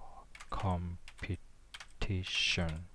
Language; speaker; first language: Japanese; native; Japanese